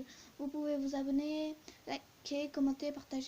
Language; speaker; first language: French; early bilingual, other home language; Turkish